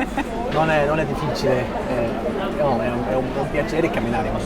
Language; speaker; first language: Italian; non-native, learner; English